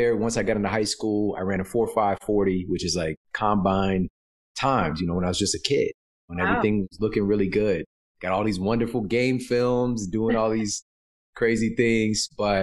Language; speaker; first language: English; native; English